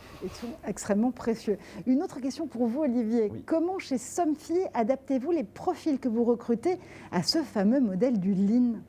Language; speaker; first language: French; native; French